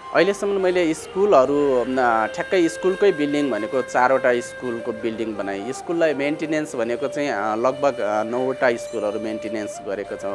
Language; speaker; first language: Nepali; non-native, local second language; Eastern Tamang